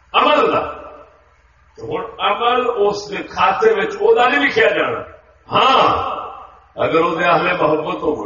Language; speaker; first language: Urdu; non-native, local second language; Punjabi